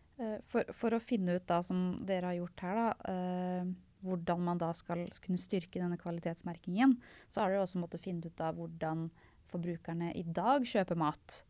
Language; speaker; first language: Norwegian; native; Norwegian